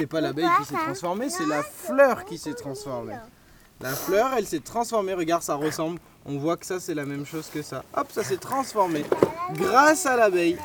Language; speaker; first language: French; native; French